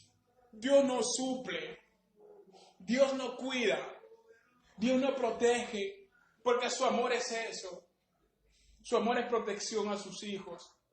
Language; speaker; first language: Spanish; native; Spanish